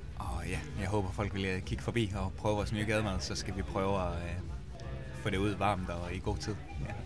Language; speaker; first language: Danish; native; Danish